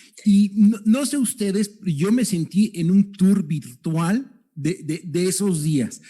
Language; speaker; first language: Spanish; native; Spanish